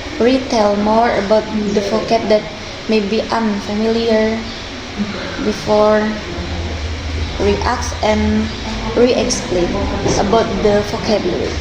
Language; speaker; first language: English; non-native, fluent; Indonesian